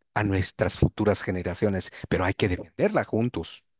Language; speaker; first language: Spanish; non-native, local second language; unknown